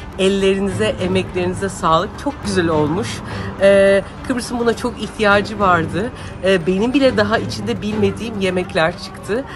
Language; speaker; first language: Turkish; native; Turkish